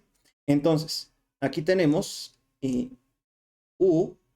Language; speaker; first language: Spanish; native; Spanish